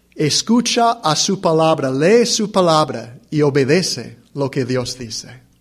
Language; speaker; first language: Spanish; non-native, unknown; English